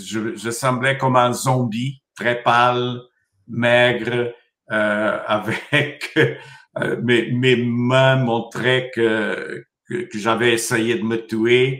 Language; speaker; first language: French; non-native, fluent; Portuguese